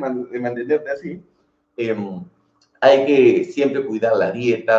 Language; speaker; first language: Spanish; native; Spanish